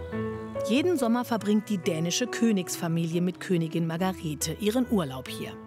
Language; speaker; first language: German; native; German